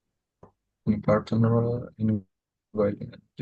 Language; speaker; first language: English; non-native, learner; Indonesian